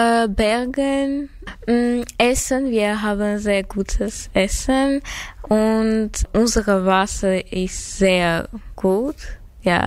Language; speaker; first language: German; non-native, learner; Armenian